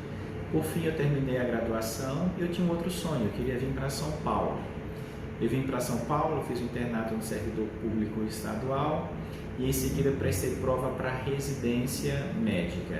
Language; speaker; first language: Portuguese; native; Portuguese